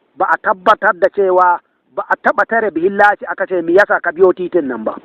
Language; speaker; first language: Hausa; non-native, local second language; Fula